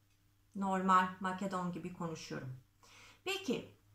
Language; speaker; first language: Turkish; non-native, fluent; Macedonian